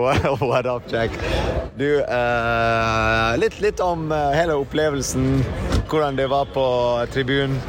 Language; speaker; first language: Norwegian; non-native, fluent; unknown